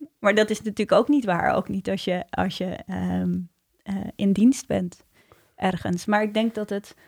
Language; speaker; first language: Dutch; native; Dutch